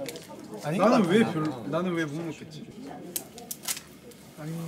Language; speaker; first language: Korean; non-native, fluent; Japanese